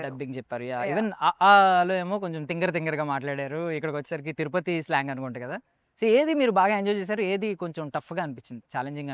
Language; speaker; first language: Telugu; native; Telugu